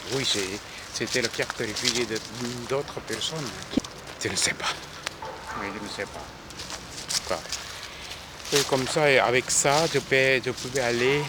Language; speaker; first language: French; non-native, fluent; Korean